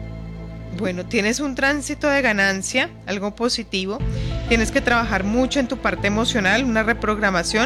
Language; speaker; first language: Spanish; native; Spanish